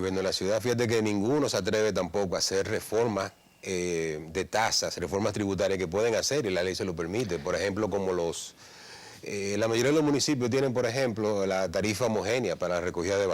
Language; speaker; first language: Spanish; native; Spanish